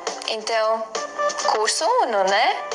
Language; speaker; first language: Portuguese; non-native, learner; Latvian